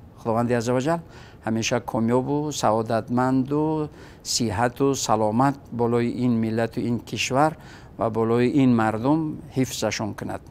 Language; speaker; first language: Tajik; native; Tajik